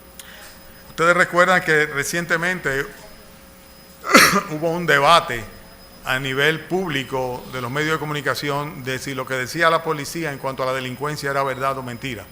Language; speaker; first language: Spanish; native; Spanish